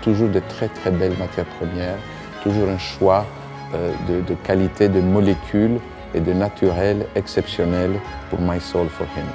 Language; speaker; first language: French; non-native, fluent; Greek